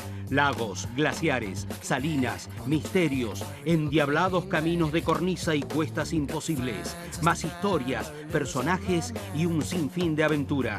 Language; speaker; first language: Spanish; native; Spanish